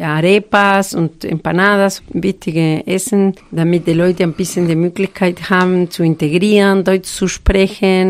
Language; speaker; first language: German; non-native, learner; Spanish